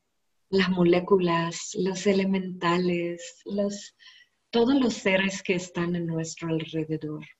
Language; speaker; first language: Spanish; non-native, learner; English